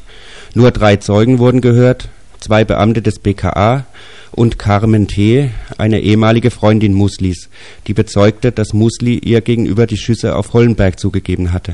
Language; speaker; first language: German; native; German